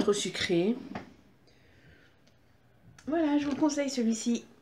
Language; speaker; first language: French; native; French